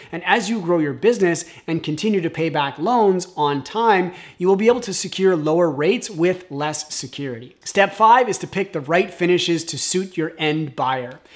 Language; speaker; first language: English; native; English